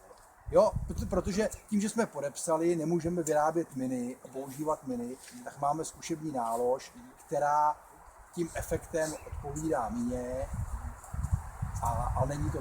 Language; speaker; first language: Czech; native; Czech